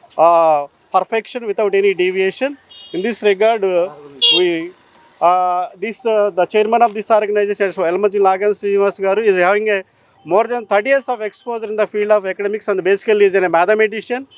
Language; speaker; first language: English; non-native, local second language; Telugu